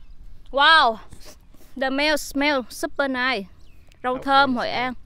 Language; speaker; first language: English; non-native, fluent; Vietnamese